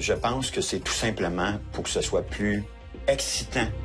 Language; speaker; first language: French; native; French